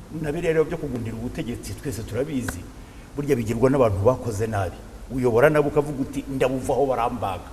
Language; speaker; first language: Kinyarwanda; native; Kinyarwanda